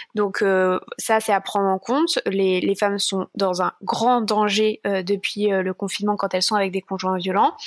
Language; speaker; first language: French; native; French